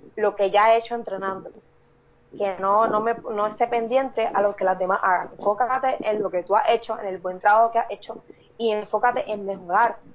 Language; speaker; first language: Spanish; native; Spanish